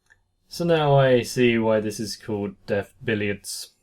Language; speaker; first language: English; native; English